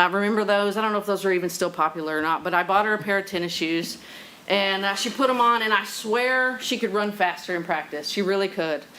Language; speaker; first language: English; native; English